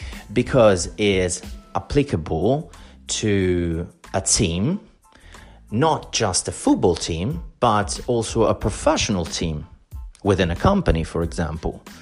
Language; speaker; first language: English; non-native, fluent; Italian